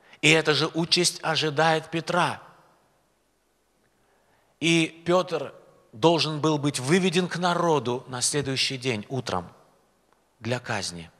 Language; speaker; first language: Russian; native; Russian